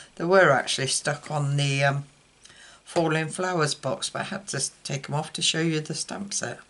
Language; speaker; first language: English; native; English